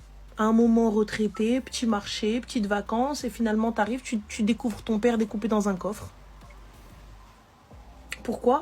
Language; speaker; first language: French; native; French